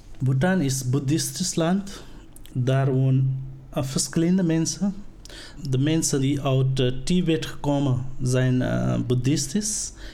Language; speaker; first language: Dutch; non-native, learner; Nepali